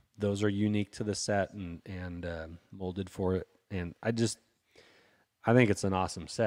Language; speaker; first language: English; native; English